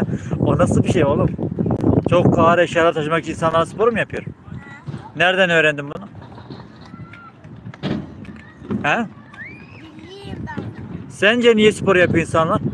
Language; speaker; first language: Turkish; native; Turkish